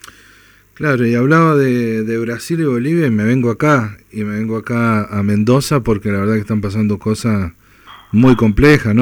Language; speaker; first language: Spanish; native; Spanish